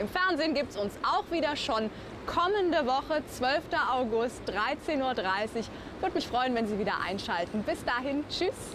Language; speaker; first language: German; native; German